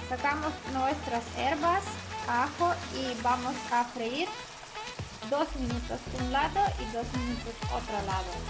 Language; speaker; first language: Spanish; non-native, learner; Polish